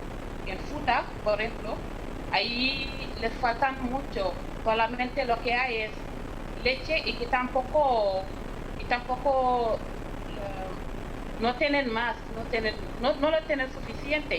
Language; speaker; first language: Spanish; non-native, fluent; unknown